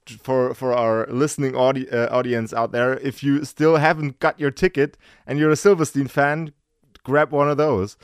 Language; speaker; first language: English; non-native, fluent; German